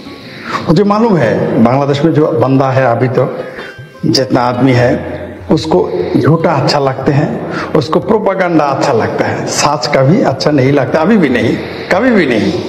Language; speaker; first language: Hindi; non-native, fluent; Bangla